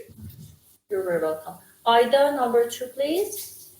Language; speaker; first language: English; non-native, fluent; Persian